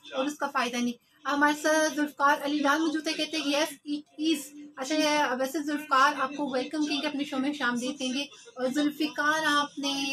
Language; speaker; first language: Urdu; non-native, local second language; Punjabi